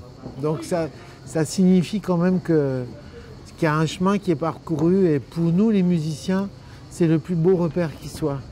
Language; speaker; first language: French; native; French